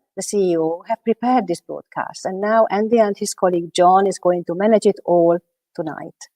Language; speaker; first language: English; non-native, fluent; Hungarian